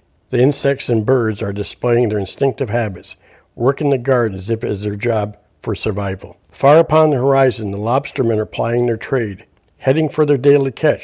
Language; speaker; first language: English; native; English